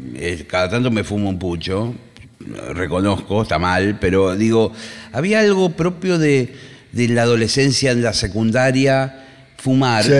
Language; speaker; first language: Spanish; native; Spanish